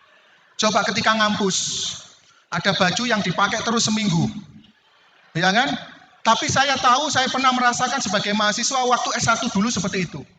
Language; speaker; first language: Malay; non-native, local second language; Javanese